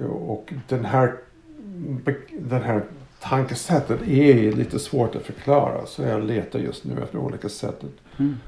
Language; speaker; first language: Swedish; non-native, fluent; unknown